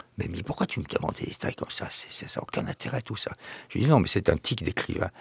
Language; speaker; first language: French; native; French